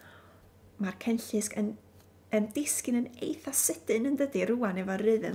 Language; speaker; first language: Welsh; native; Welsh